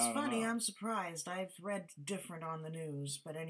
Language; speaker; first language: English; native; English